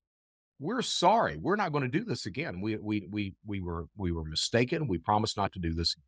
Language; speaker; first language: English; native; English